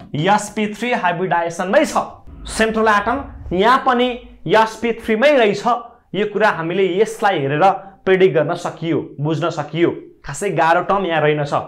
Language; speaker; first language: Nepali; native; Nepali